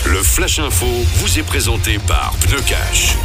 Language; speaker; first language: French; native; French